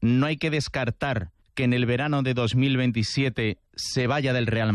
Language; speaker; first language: Spanish; native; Spanish